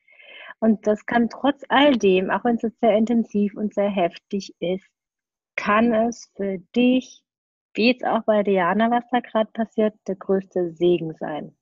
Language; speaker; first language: German; native; German